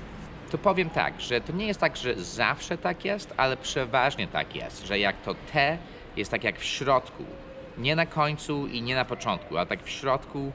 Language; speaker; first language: Polish; non-native, fluent; English